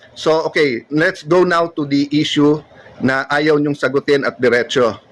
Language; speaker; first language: Filipino; native; Filipino